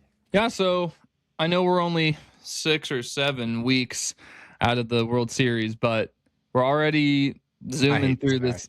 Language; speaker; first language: English; native; English